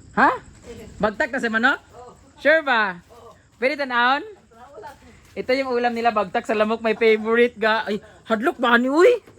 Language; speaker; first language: Filipino; non-native, local second language; Cebuano